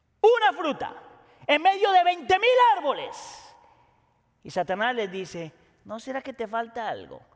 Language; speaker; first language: Spanish; native; Spanish